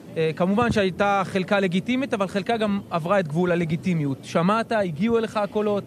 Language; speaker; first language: Hebrew; native; Hebrew